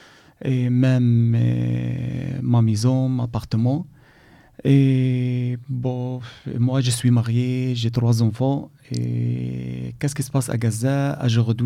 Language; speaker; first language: French; non-native, learner; Arabic